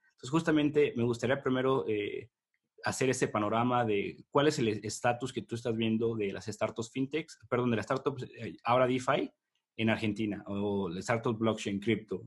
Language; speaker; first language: Spanish; native; Spanish